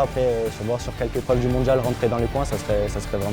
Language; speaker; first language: French; native; French